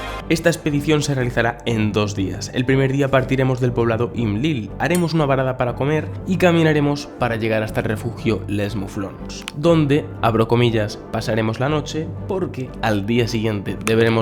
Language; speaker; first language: Spanish; native; Spanish